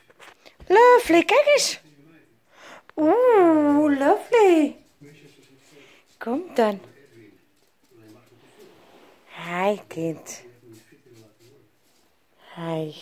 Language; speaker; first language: Dutch; native; Dutch